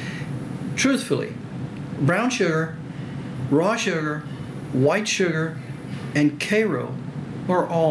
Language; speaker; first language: English; early bilingual, other home language; French